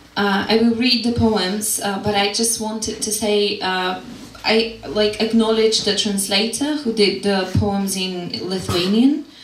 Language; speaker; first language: English; non-native, fluent; Macedonian